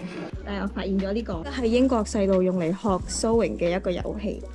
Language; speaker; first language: Cantonese; native; Cantonese